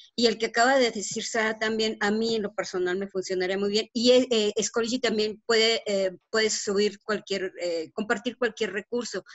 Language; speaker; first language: Spanish; native; Spanish